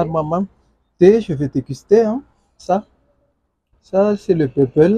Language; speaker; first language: French; non-native, local second language; Malagasy